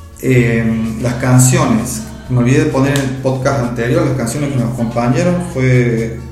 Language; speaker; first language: Spanish; native; Spanish